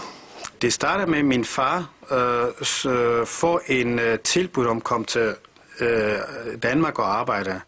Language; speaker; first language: Danish; early bilingual, other home language; Turkish